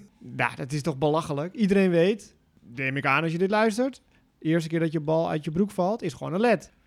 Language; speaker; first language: Dutch; native; Dutch